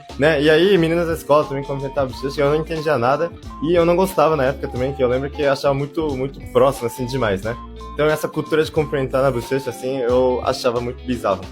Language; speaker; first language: Portuguese; early bilingual, other home language; Japanese